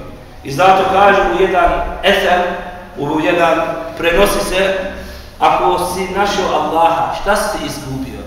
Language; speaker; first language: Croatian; non-native, fluent; Turkish